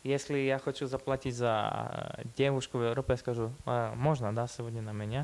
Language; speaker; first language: Russian; non-native, fluent; Slovak